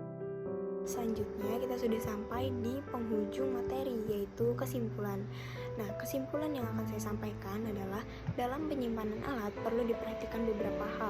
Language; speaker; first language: Malay; native; Malay